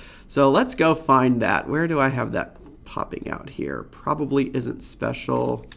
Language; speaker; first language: English; native; English